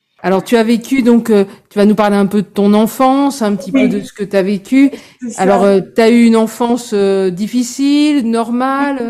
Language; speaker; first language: French; native; French